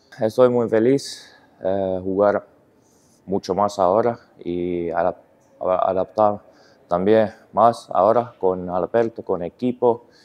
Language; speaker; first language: Spanish; non-native, learner; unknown